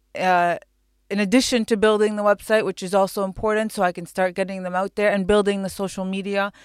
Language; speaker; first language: English; non-native, fluent; Arabic